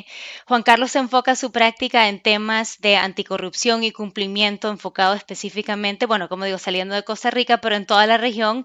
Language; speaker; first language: Spanish; native; Spanish